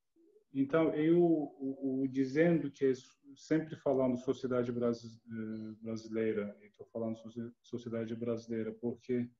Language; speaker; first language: Portuguese; non-native, learner; Turkish